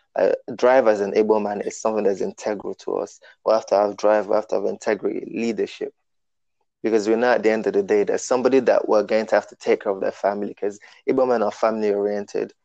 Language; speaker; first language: English; non-native, local second language; Igbo